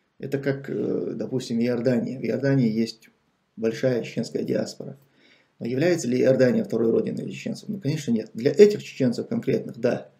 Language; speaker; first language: Russian; non-native, local second language; Chechen